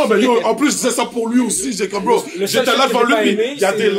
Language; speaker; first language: French; native; French